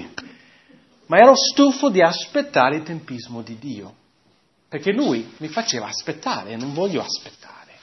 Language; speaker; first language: Italian; non-native, fluent; English